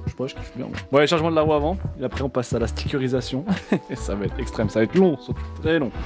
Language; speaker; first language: French; native; French